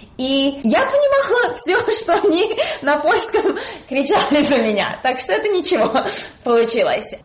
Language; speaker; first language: Russian; early bilingual, heritage; Russian